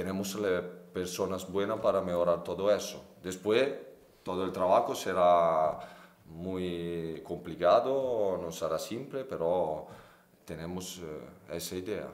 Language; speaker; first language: Spanish; non-native, fluent; Italian